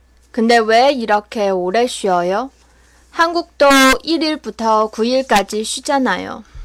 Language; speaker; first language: Korean; non-native, fluent; Chinese